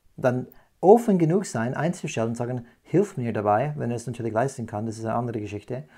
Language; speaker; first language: German; non-native, fluent; English